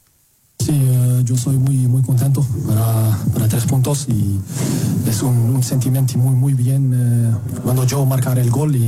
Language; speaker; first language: Spanish; non-native, learner; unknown